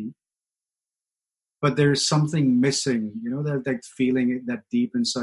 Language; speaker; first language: English; non-native, local second language; Hindi